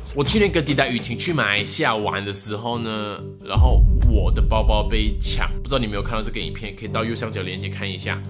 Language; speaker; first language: Chinese; native; Chinese